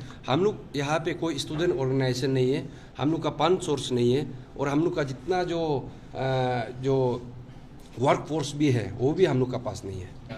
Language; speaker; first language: Hindi; non-native, local second language; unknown